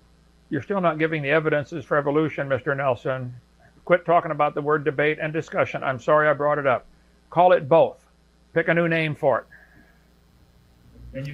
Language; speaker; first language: English; native; English